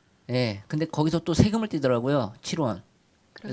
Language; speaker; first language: Korean; native; Korean